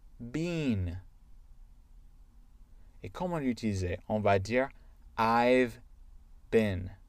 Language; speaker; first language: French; non-native, fluent; English